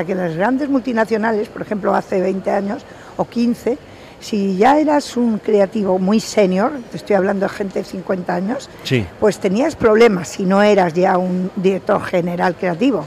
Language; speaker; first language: Spanish; native; Spanish